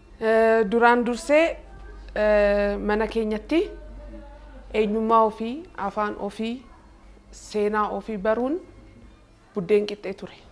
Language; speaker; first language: Oromo; early bilingual, heritage; Oromo